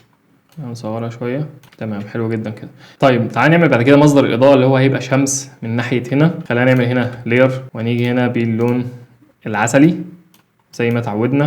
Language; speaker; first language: Arabic; native; Arabic